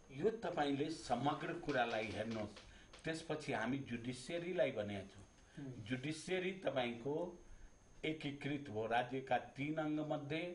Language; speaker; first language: Nepali; non-native, local second language; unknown